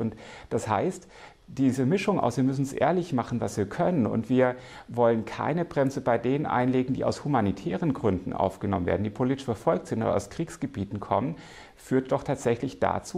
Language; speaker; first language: German; native; German